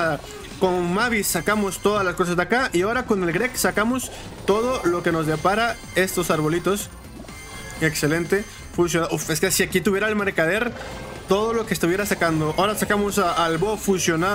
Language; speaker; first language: Spanish; native; Spanish